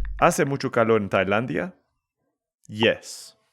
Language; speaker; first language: Spanish; non-native, learner; English